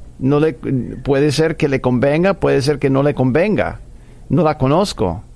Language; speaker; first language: Spanish; non-native, fluent; English